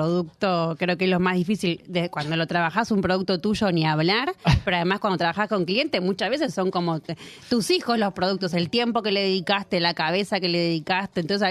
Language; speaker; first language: Spanish; native; Spanish